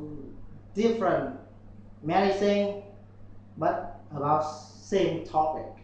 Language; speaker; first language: English; non-native, learner; Vietnamese